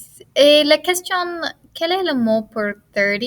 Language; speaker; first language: French; non-native, fluent; English